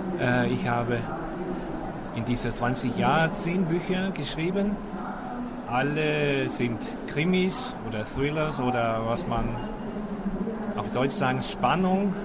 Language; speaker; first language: German; non-native, learner; Danish